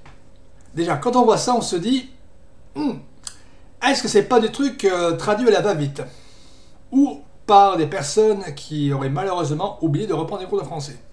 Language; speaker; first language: French; native; French